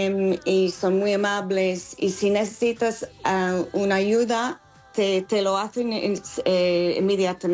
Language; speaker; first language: Spanish; non-native, fluent; English